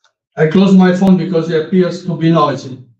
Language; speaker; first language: English; non-native, learner; Italian